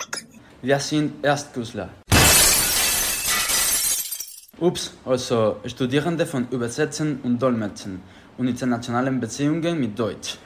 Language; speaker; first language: German; non-native, learner; Spanish